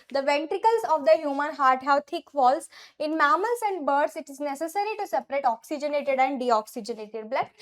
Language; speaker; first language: English; non-native, local second language; Kannada